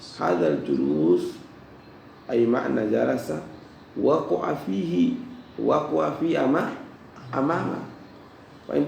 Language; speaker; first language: Arabic; non-native, fluent; Indonesian